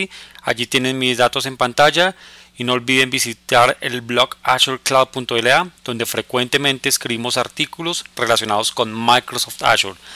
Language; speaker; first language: Spanish; native; Spanish